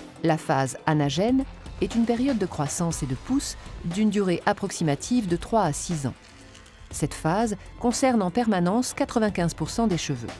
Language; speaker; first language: French; native; French